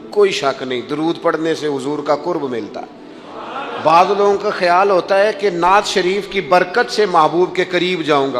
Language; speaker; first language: Urdu; non-native, local second language; Punjabi